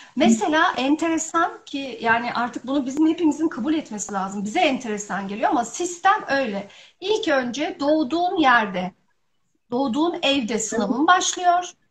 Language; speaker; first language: Turkish; early bilingual, heritage; Turkish